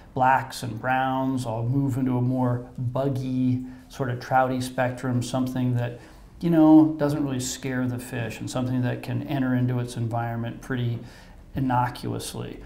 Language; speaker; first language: English; native; English